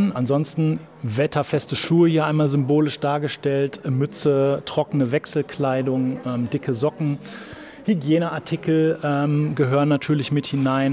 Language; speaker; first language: German; native; German